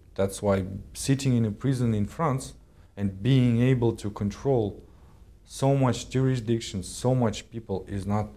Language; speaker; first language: English; non-native, fluent; Kazakh